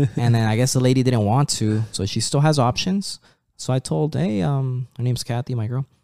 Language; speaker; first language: English; early bilingual, other home language; Spanish